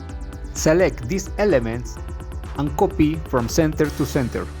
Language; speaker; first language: English; non-native, fluent; Spanish